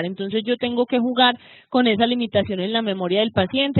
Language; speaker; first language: Spanish; native; Spanish